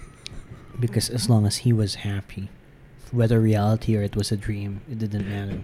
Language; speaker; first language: English; non-native, local second language; Filipino